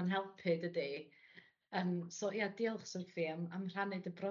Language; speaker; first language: Welsh; native; Welsh